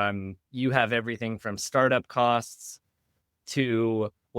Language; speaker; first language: English; native; English